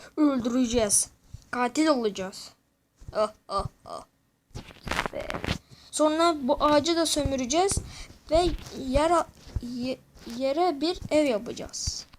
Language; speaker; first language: Turkish; native; Turkish